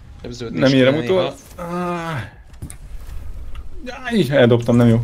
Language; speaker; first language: Hungarian; native; Hungarian